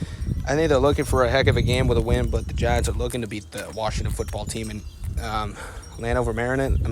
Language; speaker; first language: English; native; English